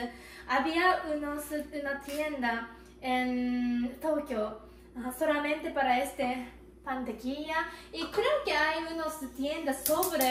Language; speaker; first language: Spanish; non-native, learner; Japanese